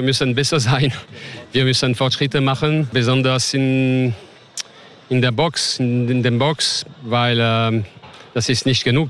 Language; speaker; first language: German; non-native, learner; French